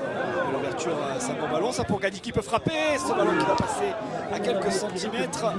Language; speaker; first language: French; native; French